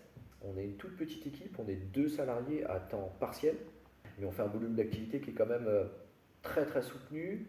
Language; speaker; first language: French; native; French